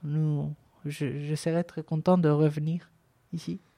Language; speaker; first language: French; non-native, fluent; Spanish